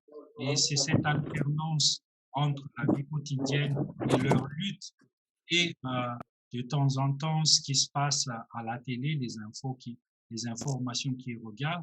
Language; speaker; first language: French; non-native, local second language; Malagasy